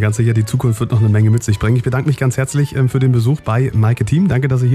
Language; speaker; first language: German; native; German